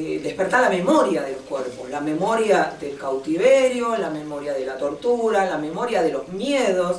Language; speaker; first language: Spanish; native; Spanish